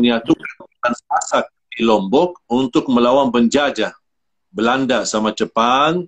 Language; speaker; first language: Indonesian; non-native, fluent; Arabic